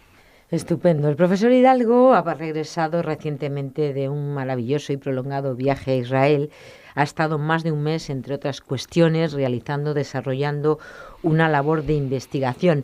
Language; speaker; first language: Spanish; native; Spanish